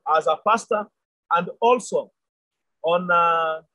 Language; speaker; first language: English; non-native, local second language; Luyia